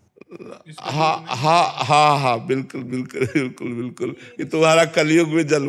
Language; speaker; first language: Hindi; native; Hindi